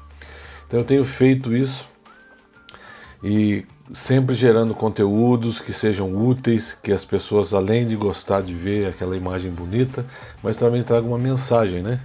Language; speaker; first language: Portuguese; native; Portuguese